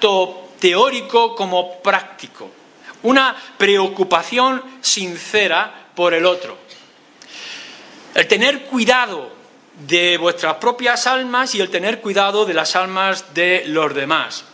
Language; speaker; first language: Spanish; native; Spanish